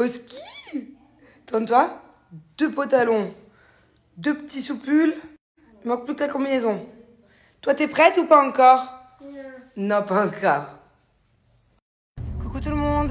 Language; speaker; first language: French; native; French